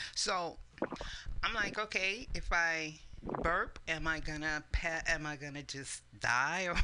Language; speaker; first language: English; native; English